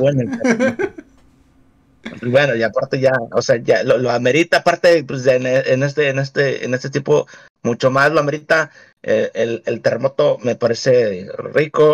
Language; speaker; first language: Spanish; native; Spanish